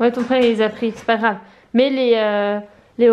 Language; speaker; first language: French; native; French